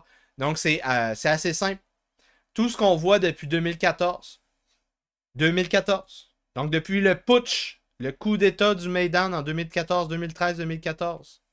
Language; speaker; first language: French; native; French